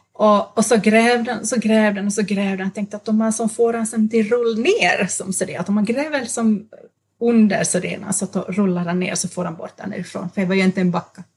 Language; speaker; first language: Swedish; native; Swedish